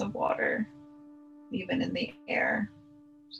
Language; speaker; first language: English; native; English